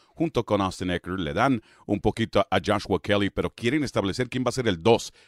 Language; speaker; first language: Spanish; early bilingual, heritage; Spanish